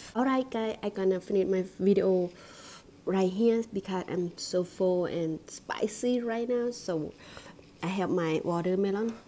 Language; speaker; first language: English; non-native, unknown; Thai